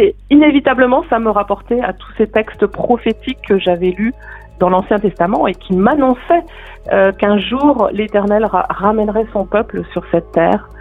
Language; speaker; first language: French; native; French